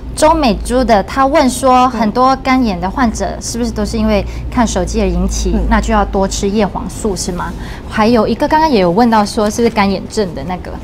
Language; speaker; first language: Chinese; native; Chinese